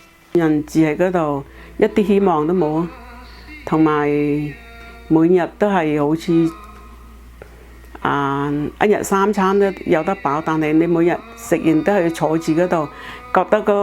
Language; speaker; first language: Cantonese; early bilingual, heritage; Cantonese